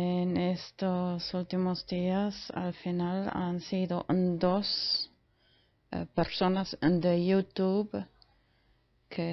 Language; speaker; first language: Spanish; non-native, fluent; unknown